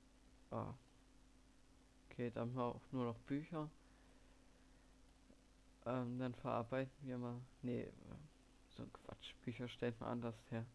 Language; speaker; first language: German; native; German